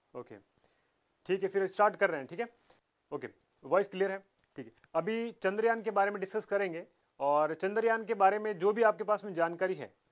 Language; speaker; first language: Hindi; native; Hindi